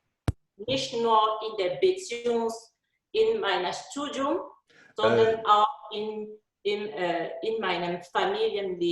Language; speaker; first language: German; non-native, learner; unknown